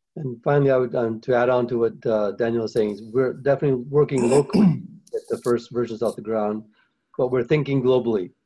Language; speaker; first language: English; early bilingual, other home language; Hindi